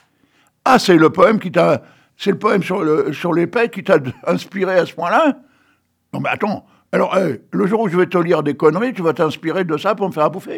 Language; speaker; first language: French; native; French